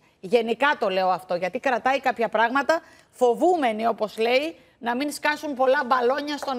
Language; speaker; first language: Greek; native; Greek